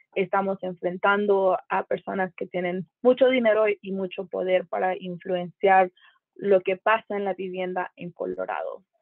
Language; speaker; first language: Spanish; native; Spanish